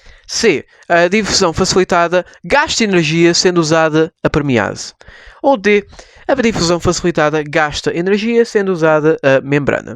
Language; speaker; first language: Portuguese; native; Portuguese